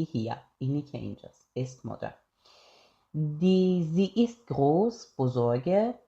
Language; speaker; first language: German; non-native, fluent; Persian